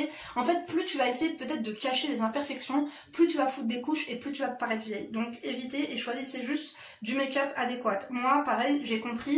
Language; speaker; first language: French; native; French